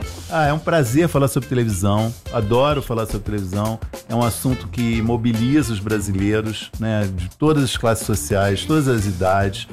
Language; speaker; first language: Portuguese; native; Portuguese